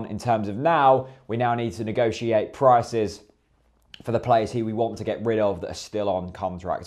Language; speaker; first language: English; native; English